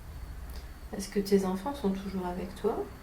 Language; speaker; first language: French; native; French